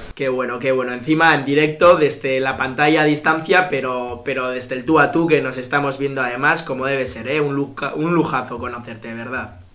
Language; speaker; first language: Spanish; native; Spanish